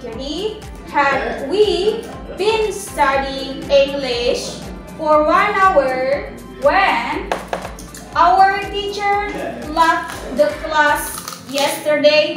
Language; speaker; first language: English; non-native, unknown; Indonesian